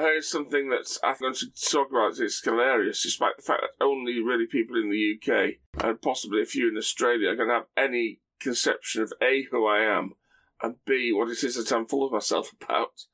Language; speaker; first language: English; native; English